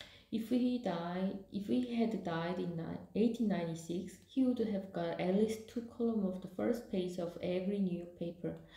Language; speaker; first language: English; non-native, fluent; Korean